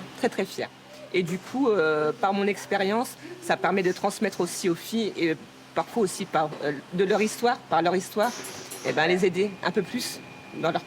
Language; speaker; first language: French; native; French